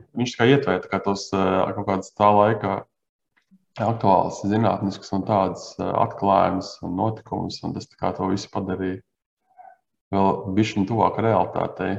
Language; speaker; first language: Latvian; native; Latvian